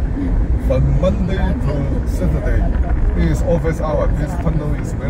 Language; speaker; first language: English; non-native, learner; Cantonese